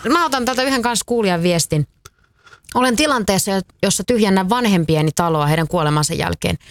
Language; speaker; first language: Finnish; native; Finnish